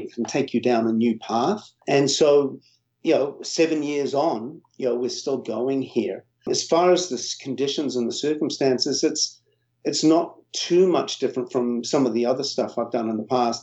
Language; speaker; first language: English; native; English